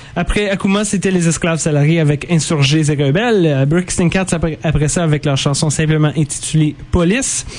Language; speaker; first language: French; native; French